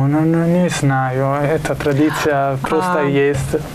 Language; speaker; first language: Russian; non-native, learner; Italian